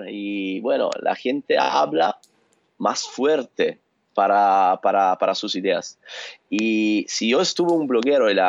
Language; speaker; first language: Spanish; non-native, learner; Italian